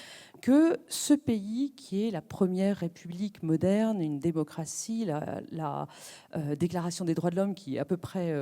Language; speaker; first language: French; native; French